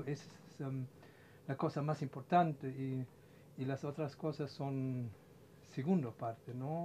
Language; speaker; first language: Spanish; non-native, fluent; German